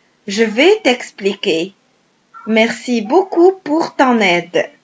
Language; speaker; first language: French; non-native, fluent; Arabic